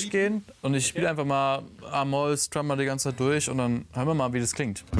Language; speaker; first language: German; native; German